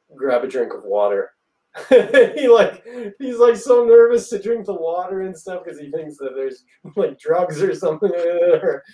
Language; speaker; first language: English; native; English